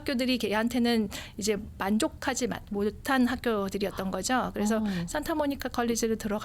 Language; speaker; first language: Korean; native; Korean